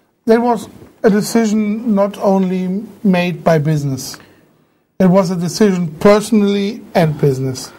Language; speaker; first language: English; non-native, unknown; German